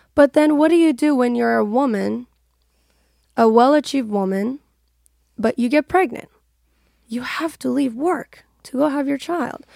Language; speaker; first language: English; non-native, fluent; Persian